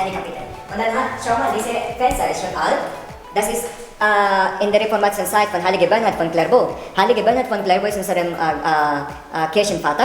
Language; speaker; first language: German; non-native, learner; Filipino